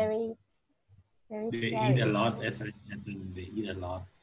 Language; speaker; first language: English; non-native, learner; Thai